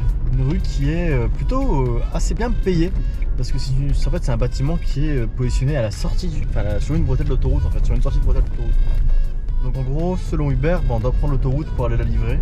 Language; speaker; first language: French; native; French